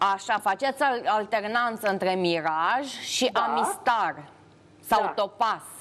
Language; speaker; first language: Romanian; native; Romanian